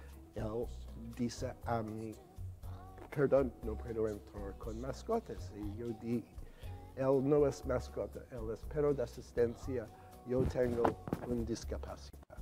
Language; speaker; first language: Spanish; non-native, learner; English